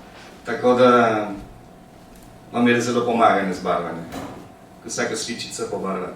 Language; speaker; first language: Slovenian; early bilingual, heritage; Slovenian